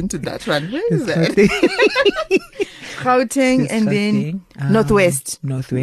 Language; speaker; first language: English; non-native, local second language; Xhosa